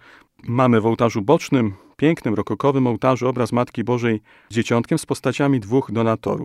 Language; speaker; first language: Polish; native; Polish